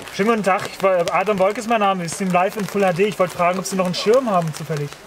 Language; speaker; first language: German; native; German